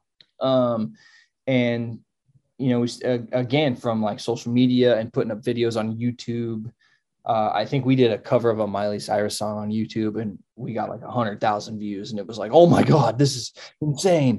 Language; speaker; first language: English; native; English